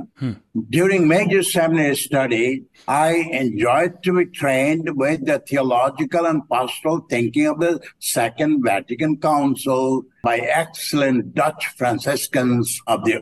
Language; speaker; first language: English; non-native, local second language; Bangla